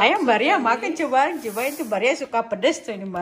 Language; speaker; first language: Indonesian; native; Indonesian